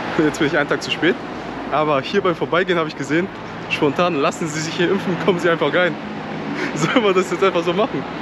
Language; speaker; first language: German; native; German